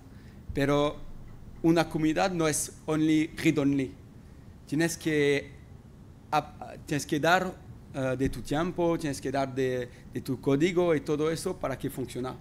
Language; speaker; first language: Spanish; non-native, fluent; French